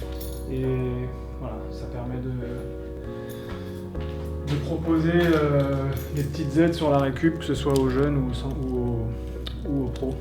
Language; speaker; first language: French; native; French